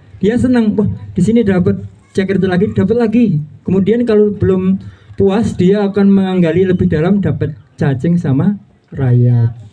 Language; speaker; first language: Indonesian; non-native, local second language; Javanese